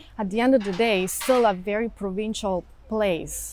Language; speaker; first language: English; non-native, fluent; Italian